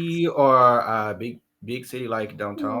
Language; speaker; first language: English; non-native, learner; Portuguese